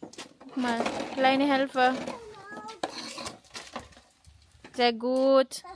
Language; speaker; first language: German; non-native, learner; Filipino